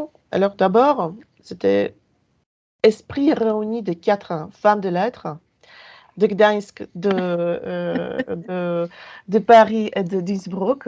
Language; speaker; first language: French; non-native, fluent; Polish